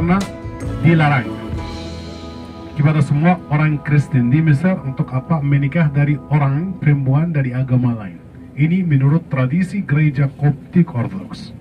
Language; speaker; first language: Indonesian; non-native, fluent; Arabic